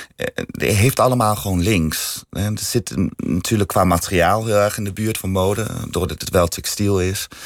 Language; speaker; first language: Dutch; non-native, fluent; Danish